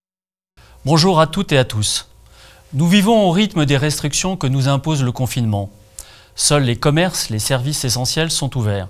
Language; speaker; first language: French; native; French